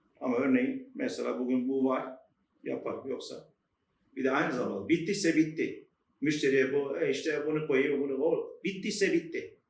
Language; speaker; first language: Turkish; native; Turkish